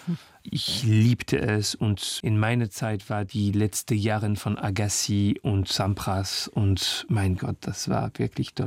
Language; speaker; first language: German; non-native, fluent; French